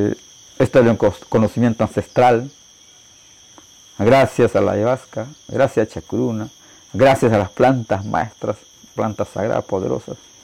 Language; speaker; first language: Spanish; non-native, local second language; Shipibo-Conibo